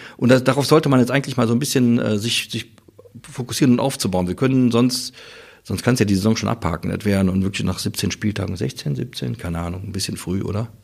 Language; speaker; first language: German; native; German